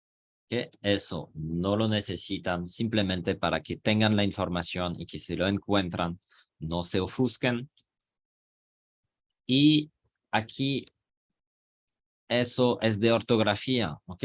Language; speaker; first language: Spanish; non-native, fluent; French